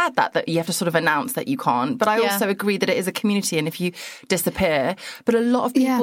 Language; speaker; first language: English; native; English